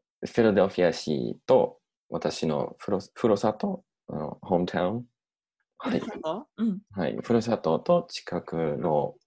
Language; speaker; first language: Japanese; non-native, learner; English